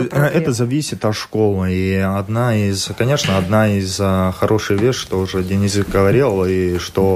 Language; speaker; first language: Russian; non-native, local second language; Latvian